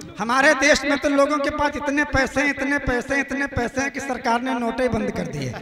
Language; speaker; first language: Hindi; native; Hindi